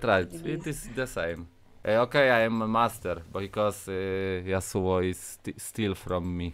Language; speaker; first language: English; non-native, learner; Polish